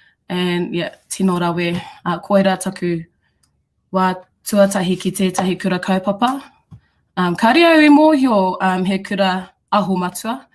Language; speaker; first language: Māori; non-native, local second language; English